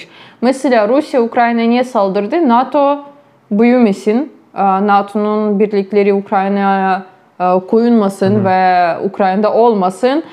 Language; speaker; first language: Turkish; non-native, fluent; Ukrainian